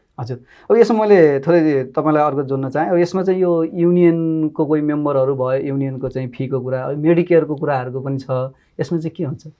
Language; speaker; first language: Nepali; native; Nepali